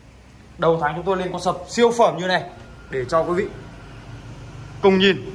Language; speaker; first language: Vietnamese; native; Vietnamese